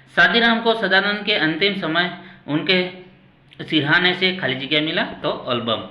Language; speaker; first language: Hindi; non-native, local second language; Gujarati